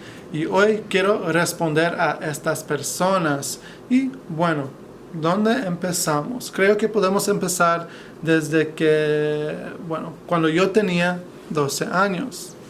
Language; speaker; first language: Spanish; non-native, fluent; English